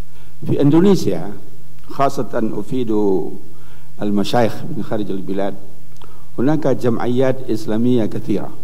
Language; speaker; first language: Arabic; non-native, fluent; Indonesian